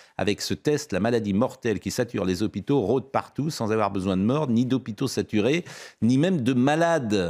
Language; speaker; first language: French; native; French